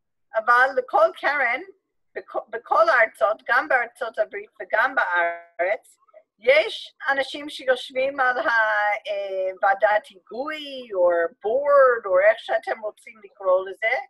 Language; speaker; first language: Hebrew; non-native, fluent; English